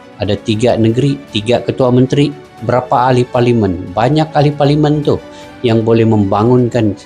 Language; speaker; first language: Malay; native; Malay